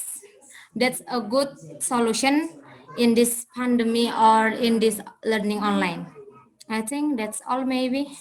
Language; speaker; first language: English; non-native, learner; Indonesian